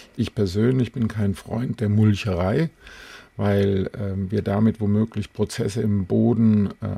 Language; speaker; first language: German; native; German